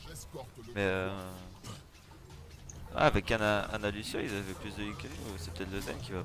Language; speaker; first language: French; native; French